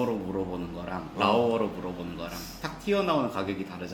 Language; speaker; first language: Korean; native; Korean